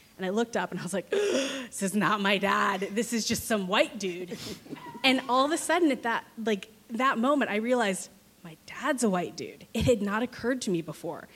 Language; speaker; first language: English; native; English